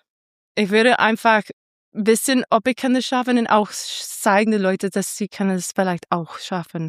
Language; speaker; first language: German; non-native, fluent; English